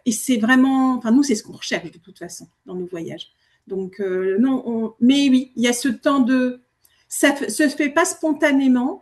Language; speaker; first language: French; native; French